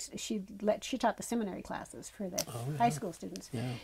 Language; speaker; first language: English; native; English